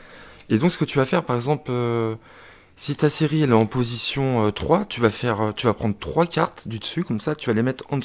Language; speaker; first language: French; native; French